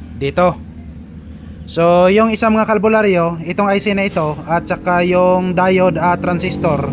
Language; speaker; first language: Filipino; non-native, local second language; Cebuano